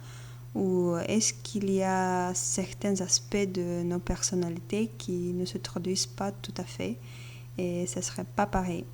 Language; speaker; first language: French; non-native, fluent; Bulgarian